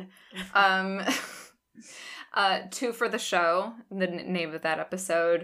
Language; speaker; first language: English; native; English